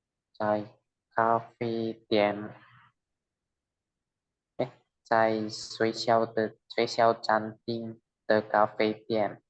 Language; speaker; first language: Chinese; non-native, learner; Indonesian